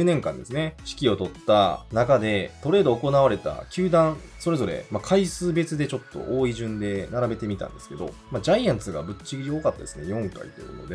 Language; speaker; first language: Japanese; native; Japanese